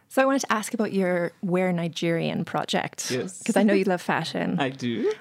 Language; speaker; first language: English; non-native, local second language; Igbo